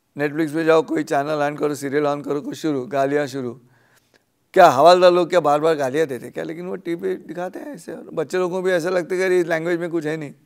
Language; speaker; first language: Hindi; non-native, local second language; Marathi